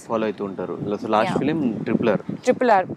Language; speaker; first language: Telugu; native; Telugu